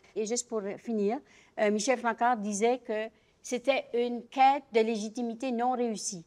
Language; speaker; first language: French; native; French